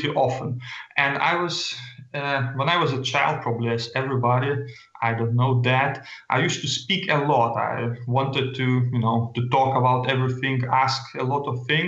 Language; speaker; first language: English; non-native, fluent; Lithuanian